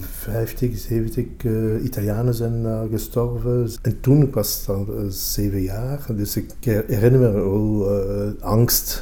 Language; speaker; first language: Dutch; non-native, local second language; Italian